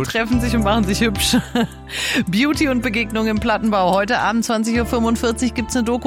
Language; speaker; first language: German; native; German